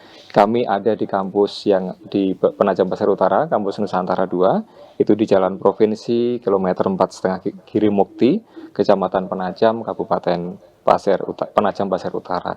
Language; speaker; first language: Indonesian; native; Indonesian